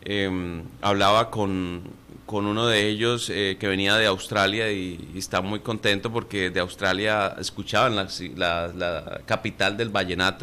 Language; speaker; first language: Spanish; native; Spanish